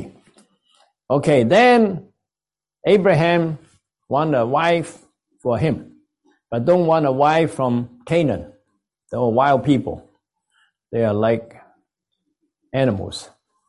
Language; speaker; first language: English; non-native, local second language; Cantonese